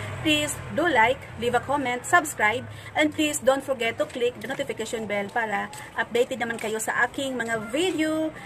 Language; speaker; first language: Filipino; non-native, local second language; Cebuano